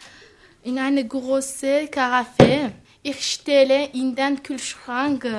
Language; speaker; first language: German; non-native, learner; French